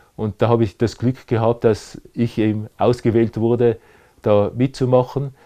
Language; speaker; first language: German; native; German